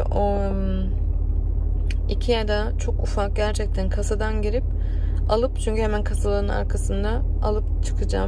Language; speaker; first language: Turkish; early bilingual, heritage; Turkish